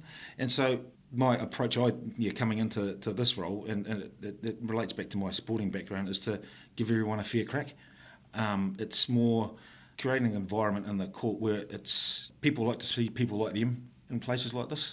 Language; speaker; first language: English; native; English